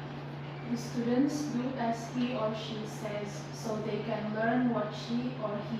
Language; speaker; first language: English; non-native, learner; Indonesian